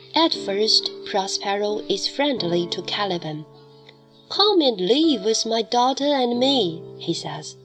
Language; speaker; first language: English; non-native, fluent; Chinese